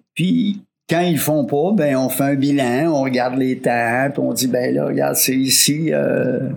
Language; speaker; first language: French; native; French